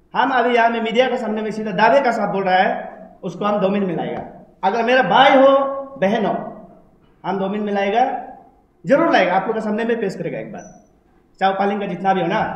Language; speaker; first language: Hindi; non-native, local second language; Nyishi